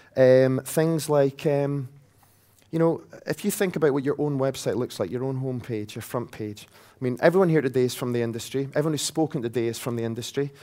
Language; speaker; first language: English; native; English